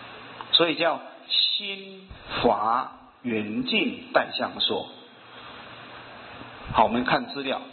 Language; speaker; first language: Chinese; native; Chinese